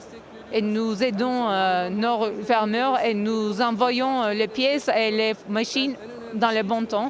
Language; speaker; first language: French; non-native, learner; Turkish